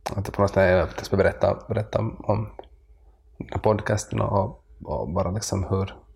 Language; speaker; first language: Swedish; native; Swedish